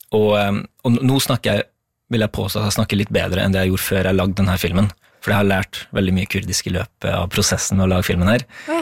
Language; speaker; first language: Norwegian; early bilingual, other home language; Kurdish